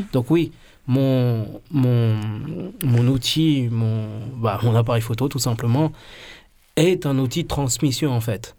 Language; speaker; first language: French; non-native, fluent; Spanish